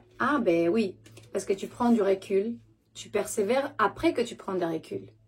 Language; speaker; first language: French; non-native, fluent; Romanian